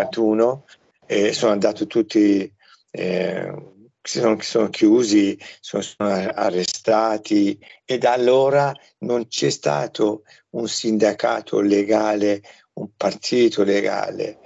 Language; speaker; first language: Italian; non-native, fluent; Persian